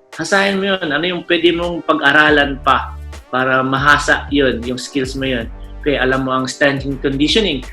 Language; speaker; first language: Filipino; native; Filipino